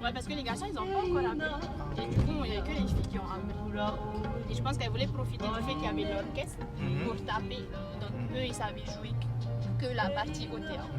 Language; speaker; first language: French; native; French